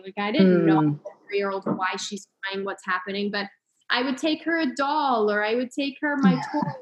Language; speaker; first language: English; non-native, fluent; Persian